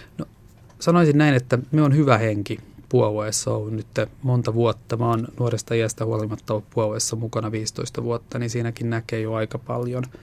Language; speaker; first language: Finnish; non-native, local second language; Swedish